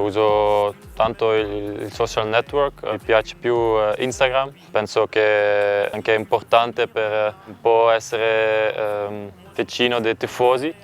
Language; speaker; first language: Italian; non-native, learner; Dutch